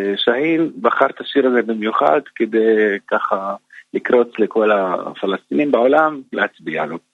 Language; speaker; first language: Hebrew; non-native, local second language; Arabic